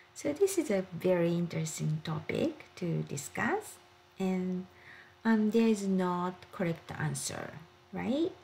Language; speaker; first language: English; non-native, fluent; Japanese